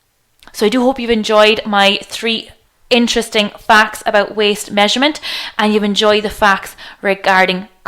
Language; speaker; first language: English; native; English